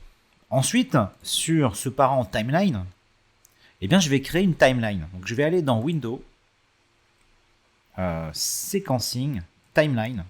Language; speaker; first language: French; native; French